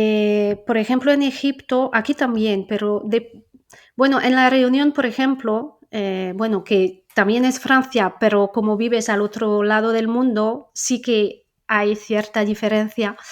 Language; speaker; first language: Spanish; non-native, fluent; French